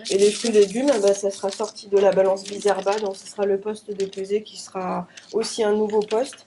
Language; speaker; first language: French; native; French